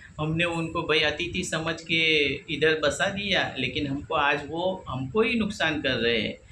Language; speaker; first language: Hindi; non-native, local second language; Gujarati